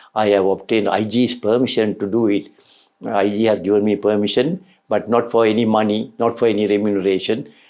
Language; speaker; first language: English; non-native, local second language; Sinhala